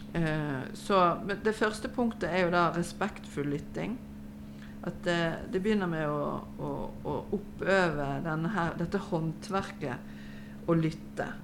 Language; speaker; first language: Norwegian; native; Norwegian